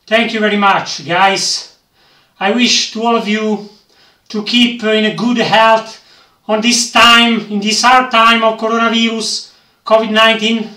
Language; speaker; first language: English; non-native, learner; Italian